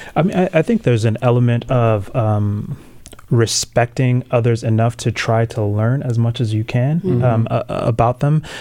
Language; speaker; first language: English; early bilingual, other home language; Swahili